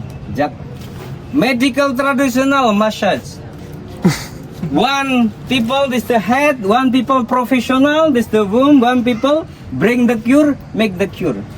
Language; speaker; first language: English; non-native, learner; Indonesian